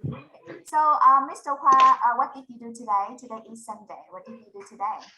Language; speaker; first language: English; non-native, fluent; Vietnamese